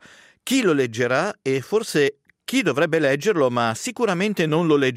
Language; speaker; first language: Italian; native; Italian